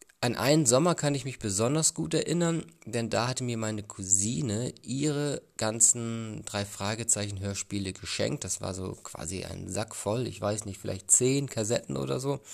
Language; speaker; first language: German; native; German